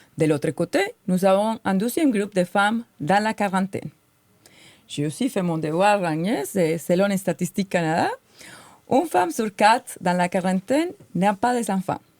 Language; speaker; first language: French; non-native, fluent; Spanish